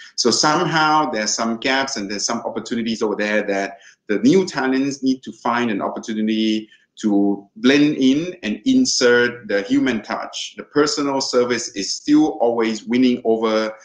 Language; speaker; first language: English; non-native, fluent; Thai